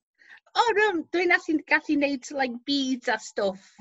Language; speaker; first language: Welsh; non-native, local second language; English